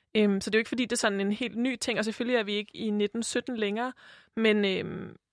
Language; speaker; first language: Danish; native; Danish